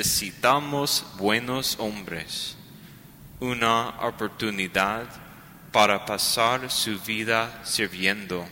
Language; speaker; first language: Spanish; non-native, learner; English